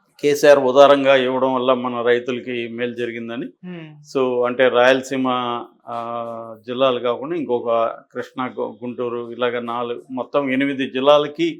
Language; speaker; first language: Telugu; native; Telugu